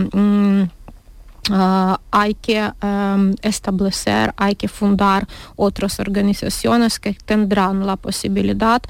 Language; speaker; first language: Spanish; non-native, learner; Ukrainian